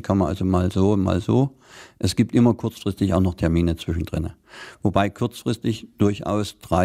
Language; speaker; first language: German; native; German